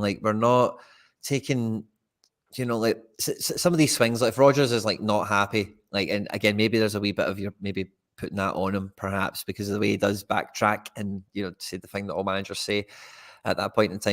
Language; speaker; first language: English; native; English